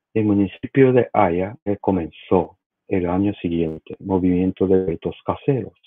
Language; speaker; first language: Spanish; non-native, learner; Japanese